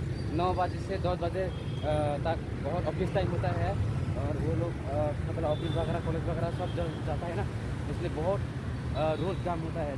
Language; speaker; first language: Hindi; non-native, local second language; Kok Borok